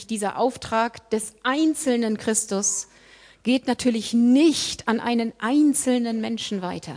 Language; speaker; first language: German; native; German